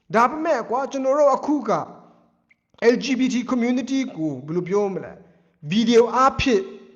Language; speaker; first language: Burmese; non-native, local second language; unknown